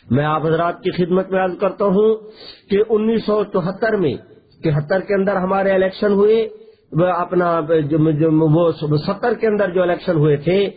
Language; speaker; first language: Urdu; non-native, local second language; Saraiki